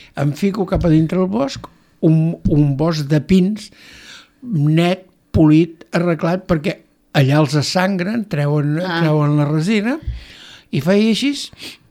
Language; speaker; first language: Catalan; native; Catalan